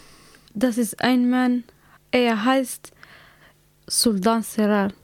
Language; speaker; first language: German; non-native, learner; Somali